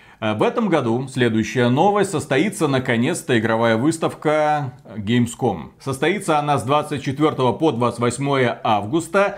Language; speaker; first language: Russian; native; Russian